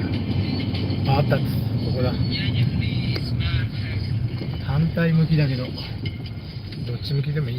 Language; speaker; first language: Japanese; native; Japanese